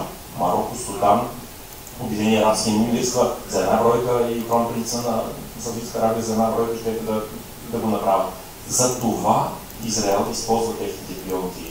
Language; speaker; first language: Bulgarian; native; Bulgarian